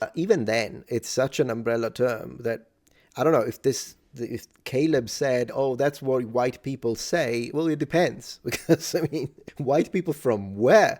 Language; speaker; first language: English; non-native, fluent; Italian